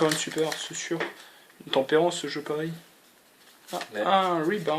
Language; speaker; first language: French; native; French